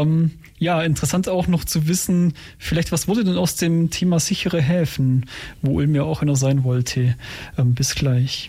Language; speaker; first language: German; native; German